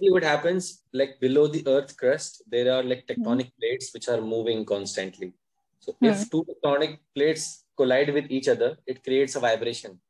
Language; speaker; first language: English; non-native, local second language; Hindi